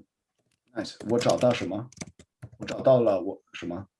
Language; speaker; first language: Chinese; non-native, learner; Swedish